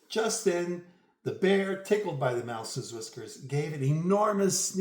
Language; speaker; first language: English; native; English